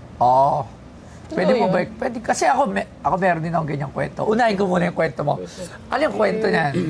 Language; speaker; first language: Filipino; native; Filipino